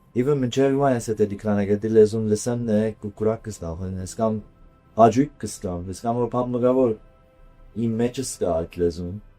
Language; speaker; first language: Armenian; early bilingual, heritage; Armenian